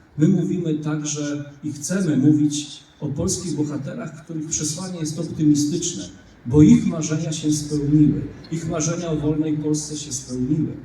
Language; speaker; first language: Polish; native; Polish